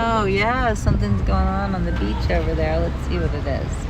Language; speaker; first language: English; native; English